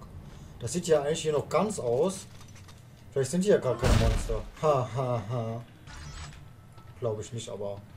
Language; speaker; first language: German; native; German